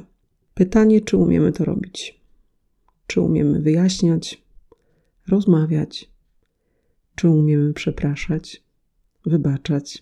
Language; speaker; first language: Polish; native; Polish